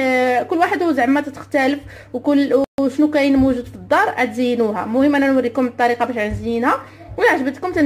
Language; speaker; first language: Arabic; native; Arabic